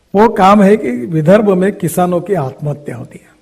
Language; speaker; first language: Hindi; non-native, local second language; Marathi